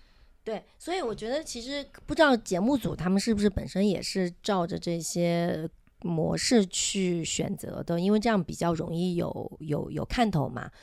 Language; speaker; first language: Chinese; non-native, local second language; Min Nan Chinese